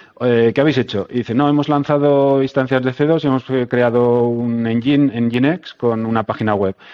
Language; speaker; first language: Spanish; native; Spanish